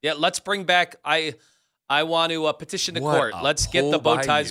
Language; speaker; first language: English; native; English